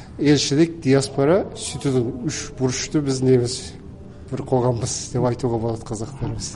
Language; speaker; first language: Kazakh; early bilingual, heritage; Kazakh